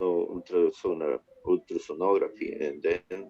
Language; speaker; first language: English; non-native, learner; Spanish